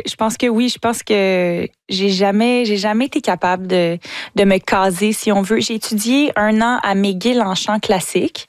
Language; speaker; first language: French; native; French